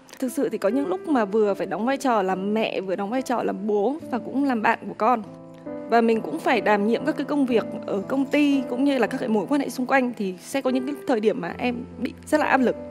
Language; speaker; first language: Vietnamese; native; Vietnamese